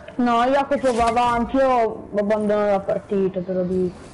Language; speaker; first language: Italian; native; Italian